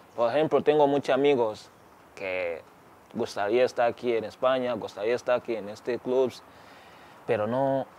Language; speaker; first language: Spanish; non-native, fluent; Ganda